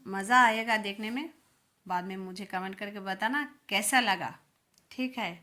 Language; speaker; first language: Hindi; non-native, local second language; Bangla